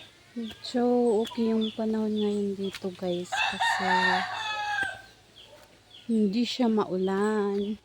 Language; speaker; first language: Filipino; native; Filipino